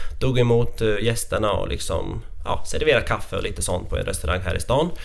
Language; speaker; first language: Swedish; non-native, fluent; Latvian